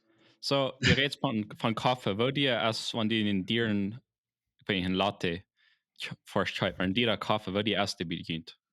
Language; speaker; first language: German; early bilingual, other home language; Plautdietsch